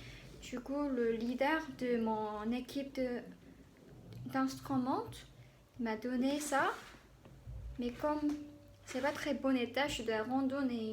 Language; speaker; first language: French; non-native, learner; Korean